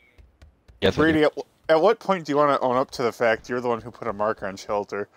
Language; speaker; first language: English; native; English